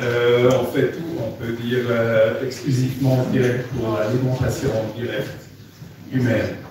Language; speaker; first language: French; non-native, fluent; German